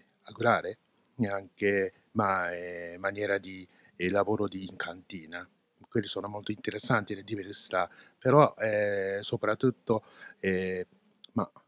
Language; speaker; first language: Italian; non-native, learner; Japanese